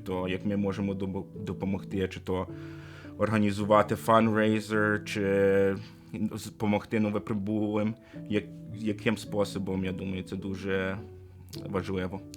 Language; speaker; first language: Ukrainian; early bilingual, heritage; Ukrainian